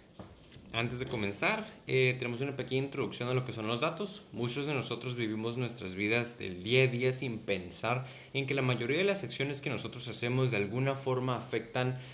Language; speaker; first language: Spanish; native; Spanish